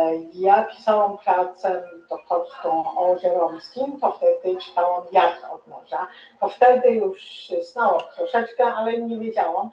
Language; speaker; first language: Polish; non-native, fluent; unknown